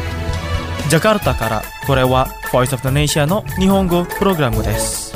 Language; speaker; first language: Japanese; non-native, fluent; Indonesian